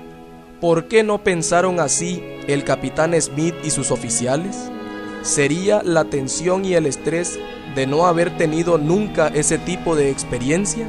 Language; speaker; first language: Spanish; native; Spanish